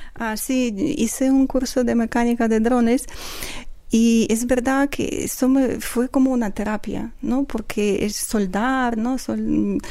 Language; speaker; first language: Spanish; non-native, fluent; Ukrainian